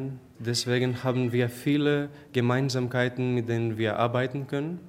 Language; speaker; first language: German; non-native, fluent; Greek